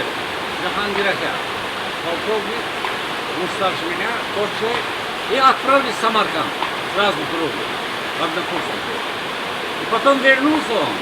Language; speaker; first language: Russian; non-native, fluent; Azerbaijani